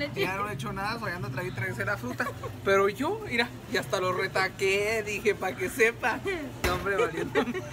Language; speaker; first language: Spanish; early bilingual, heritage; Spanish